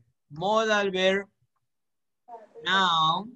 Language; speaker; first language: English; non-native, learner; Spanish